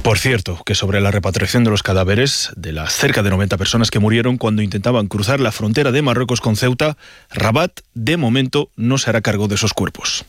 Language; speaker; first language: Spanish; native; Spanish